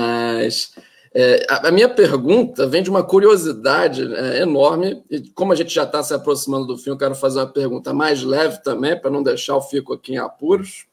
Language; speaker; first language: Portuguese; native; Portuguese